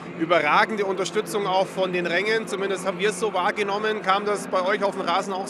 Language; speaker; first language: German; native; German